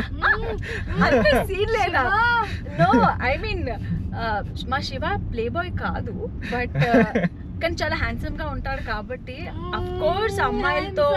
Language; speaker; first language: Telugu; native; Telugu